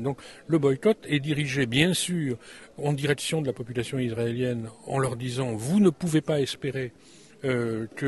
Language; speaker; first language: French; native; French